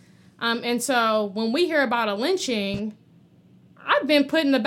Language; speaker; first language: English; native; English